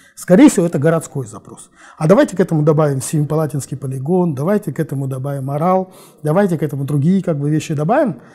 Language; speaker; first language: Russian; non-native, local second language; Kazakh